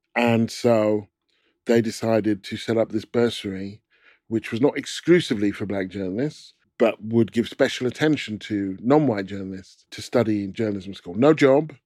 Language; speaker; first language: English; native; English